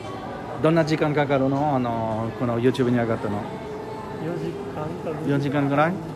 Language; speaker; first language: Japanese; non-native, learner; French